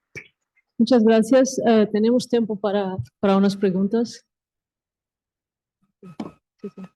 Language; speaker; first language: Spanish; non-native, fluent; Portuguese